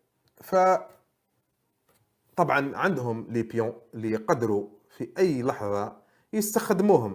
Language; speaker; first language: Arabic; native; Arabic